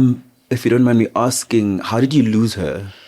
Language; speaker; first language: English; non-native, local second language; Zulu